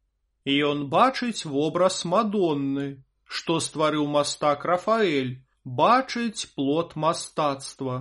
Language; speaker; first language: Belarusian; native; Belarusian